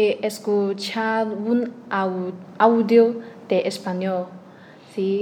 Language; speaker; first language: Spanish; non-native, learner; Chinese